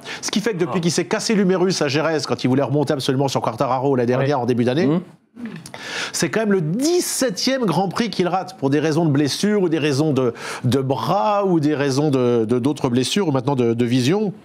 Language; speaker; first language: French; native; French